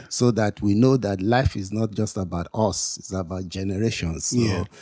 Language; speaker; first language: English; non-native, local second language; Yoruba